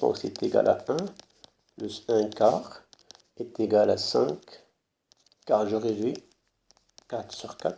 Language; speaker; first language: French; non-native, local second language; Arabic